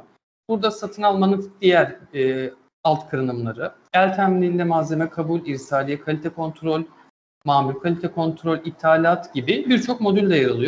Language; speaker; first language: Turkish; native; Turkish